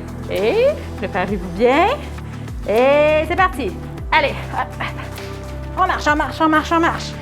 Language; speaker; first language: French; native; French